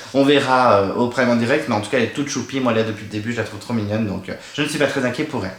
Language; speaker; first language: French; native; French